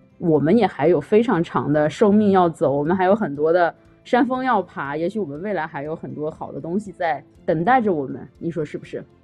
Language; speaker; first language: Chinese; native; Chinese